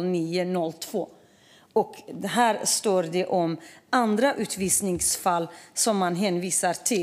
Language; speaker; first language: Swedish; non-native, fluent; Kurdish